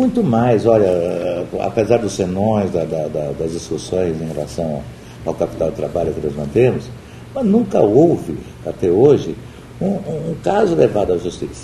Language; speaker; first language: Portuguese; native; Portuguese